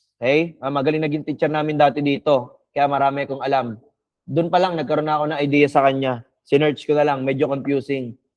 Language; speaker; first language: Filipino; non-native, local second language; Bikol